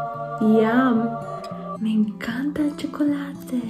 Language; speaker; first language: Spanish; non-native, learner; Polish